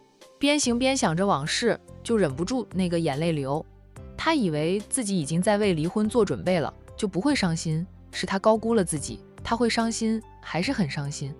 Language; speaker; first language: Chinese; native; Chinese